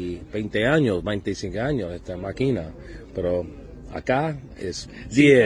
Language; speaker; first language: Spanish; non-native, learner; English